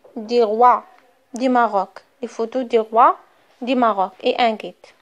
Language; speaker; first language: French; non-native, local second language; Arabic